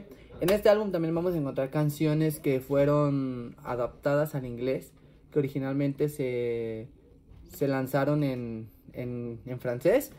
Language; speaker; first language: Spanish; native; Spanish